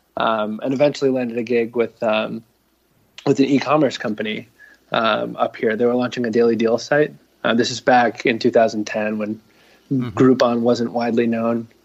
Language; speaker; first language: English; native; English